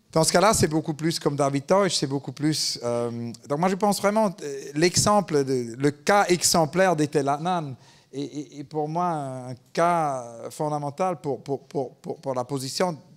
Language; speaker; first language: French; native; French